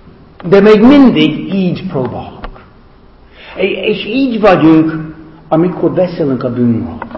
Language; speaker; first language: Hungarian; non-native, fluent; English